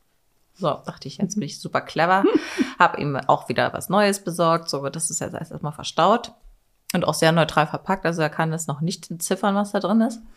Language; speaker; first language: German; native; German